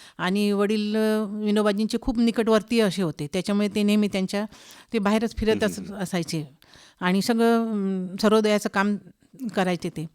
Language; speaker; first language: Marathi; non-native, local second language; Hindi